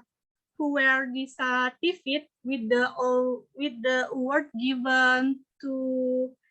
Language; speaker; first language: English; non-native, learner; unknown